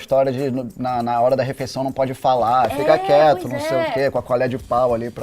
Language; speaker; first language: Portuguese; native; Portuguese